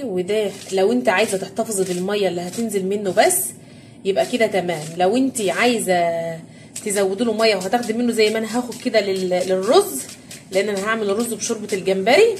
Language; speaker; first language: Arabic; native; Arabic